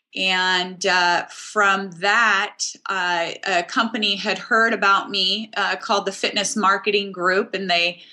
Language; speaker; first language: English; native; English